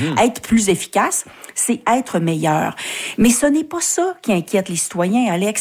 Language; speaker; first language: French; native; French